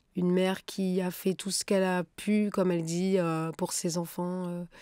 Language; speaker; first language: French; native; French